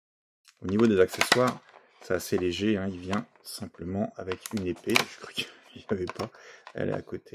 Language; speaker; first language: French; native; French